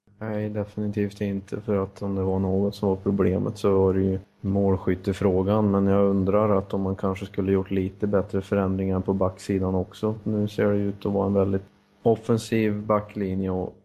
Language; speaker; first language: Swedish; native; Swedish